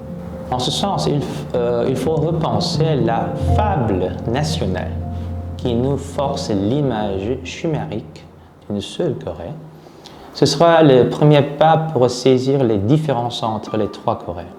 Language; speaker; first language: French; non-native, fluent; Korean